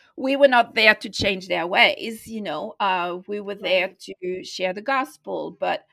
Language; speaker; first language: English; non-native, fluent; French